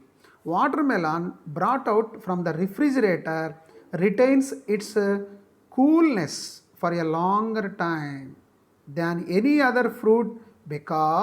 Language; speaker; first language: English; non-native, local second language; Telugu